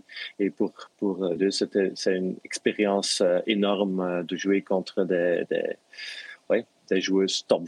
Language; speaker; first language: French; non-native, local second language; Dutch